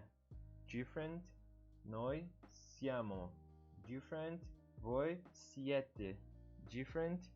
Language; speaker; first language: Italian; non-native, learner; Portuguese